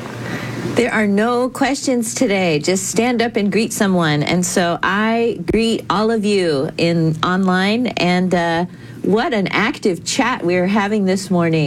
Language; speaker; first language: English; native; English